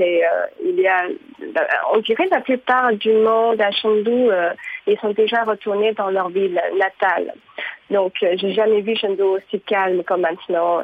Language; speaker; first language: French; non-native, fluent; Chinese